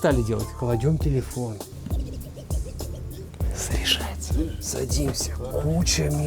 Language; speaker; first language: Russian; native; Russian